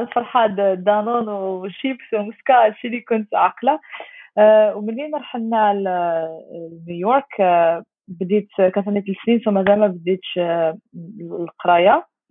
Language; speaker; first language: Arabic; early bilingual, heritage; Arabic